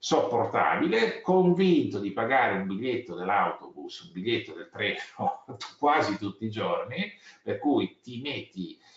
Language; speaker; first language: Italian; native; Italian